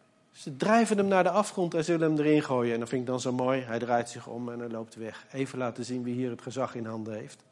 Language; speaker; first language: Dutch; native; Dutch